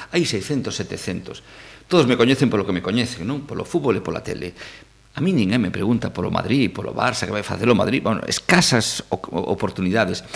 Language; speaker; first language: Galician; native; Galician